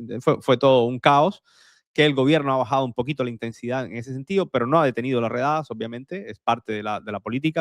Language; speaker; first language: Spanish; native; Spanish